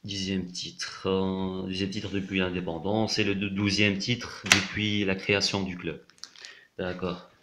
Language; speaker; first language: French; non-native, local second language; Arabic